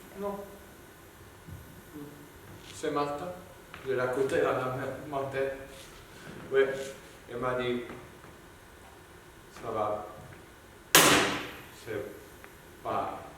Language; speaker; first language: French; non-native, learner; Spanish